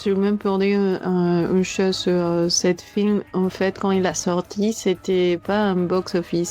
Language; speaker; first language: French; non-native, fluent; Spanish